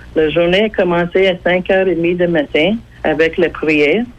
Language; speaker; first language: French; non-native, fluent; English